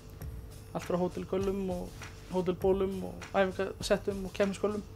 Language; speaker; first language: Icelandic; native; Icelandic